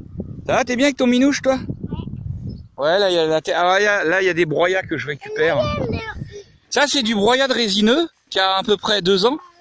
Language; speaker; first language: French; native; French